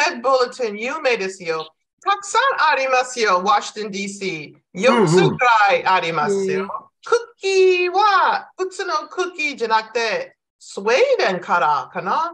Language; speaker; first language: Japanese; non-native, fluent; English